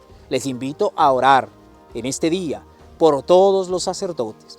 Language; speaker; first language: Spanish; native; Spanish